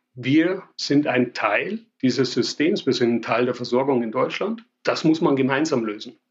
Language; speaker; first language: German; native; German